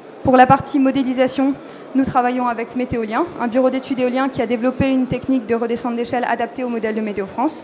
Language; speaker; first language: French; native; French